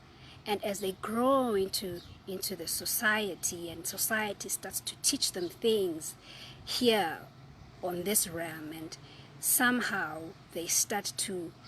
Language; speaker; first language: English; non-native, local second language; Zulu